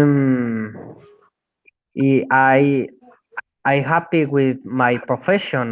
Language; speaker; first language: English; non-native, learner; Spanish